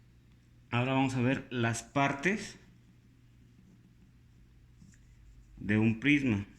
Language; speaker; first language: Spanish; native; Spanish